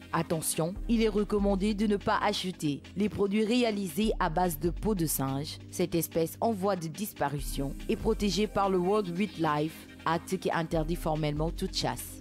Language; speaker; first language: French; non-native, local second language; Wolof